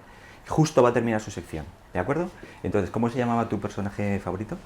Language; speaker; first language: Spanish; native; Spanish